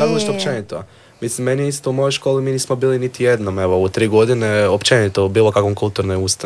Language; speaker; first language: Serbian; native; Serbian